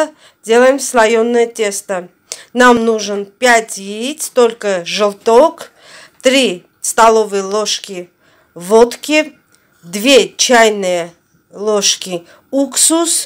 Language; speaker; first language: Russian; non-native, fluent; Armenian